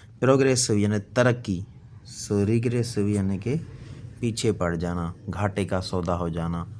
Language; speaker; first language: Urdu; non-native, local second language; Sindhi